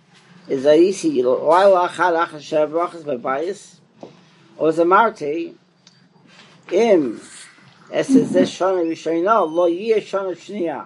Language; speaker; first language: Hebrew; non-native, fluent; English